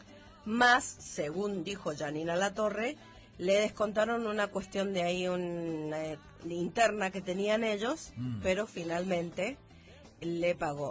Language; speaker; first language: Spanish; native; Spanish